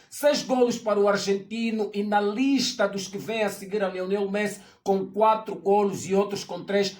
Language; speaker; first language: Portuguese; native; Portuguese